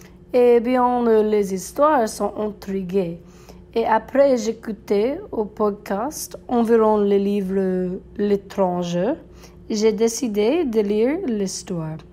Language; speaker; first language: French; non-native, learner; English